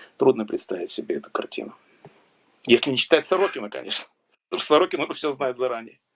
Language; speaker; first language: Russian; native; Russian